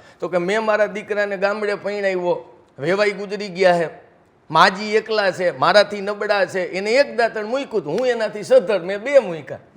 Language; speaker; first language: Gujarati; native; Gujarati